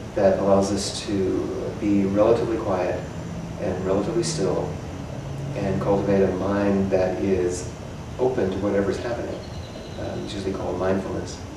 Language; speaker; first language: English; native; English